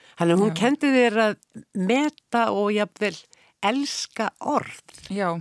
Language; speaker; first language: Icelandic; native; Icelandic